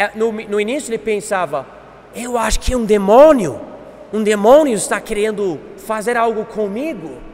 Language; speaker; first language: Portuguese; non-native, fluent; English